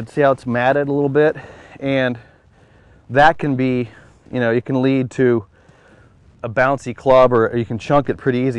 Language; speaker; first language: English; native; English